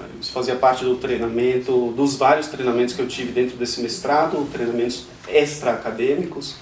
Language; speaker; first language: Portuguese; non-native, fluent; Hebrew